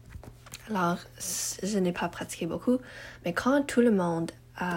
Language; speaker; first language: French; non-native, learner; English